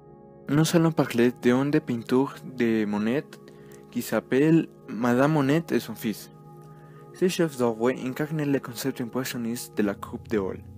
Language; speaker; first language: French; non-native, learner; Spanish